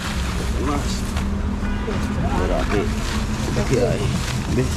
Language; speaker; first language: Spanish; non-native, learner; Filipino